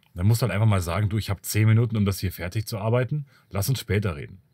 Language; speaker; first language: German; native; German